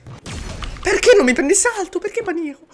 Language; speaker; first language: Italian; native; Italian